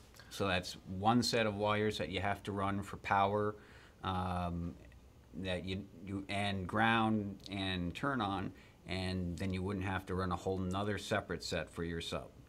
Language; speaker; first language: English; native; English